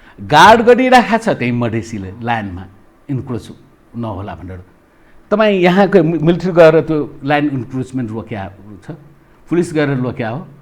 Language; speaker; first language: Nepali; non-native, local second language; Newari